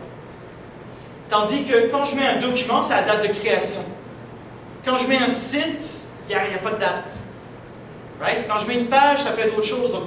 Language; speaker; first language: French; native; French